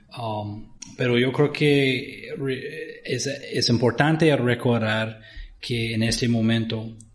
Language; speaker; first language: Spanish; non-native, fluent; English